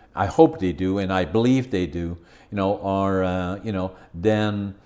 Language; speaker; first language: English; non-native, fluent; Dutch